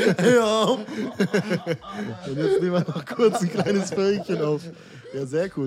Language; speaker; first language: German; native; German